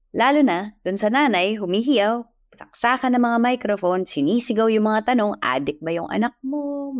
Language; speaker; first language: English; non-native, local second language; Filipino